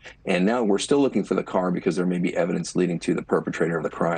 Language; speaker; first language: English; native; English